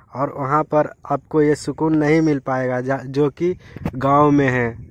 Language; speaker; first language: Hindi; native; Hindi